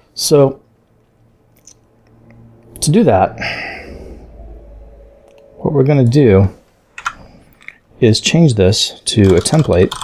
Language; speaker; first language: English; native; English